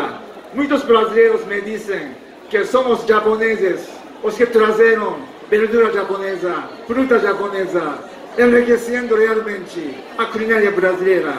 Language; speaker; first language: Portuguese; non-native, fluent; Japanese